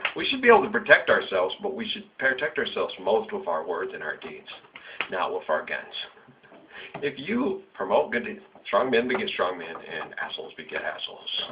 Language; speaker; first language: English; native; English